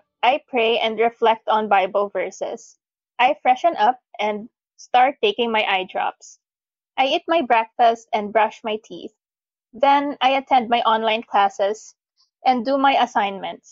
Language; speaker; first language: English; non-native, local second language; Filipino